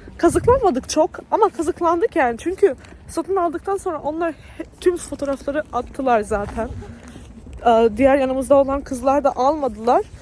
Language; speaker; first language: Turkish; non-native, fluent; Albanian